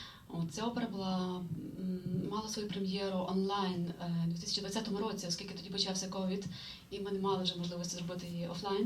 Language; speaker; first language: Ukrainian; native; Ukrainian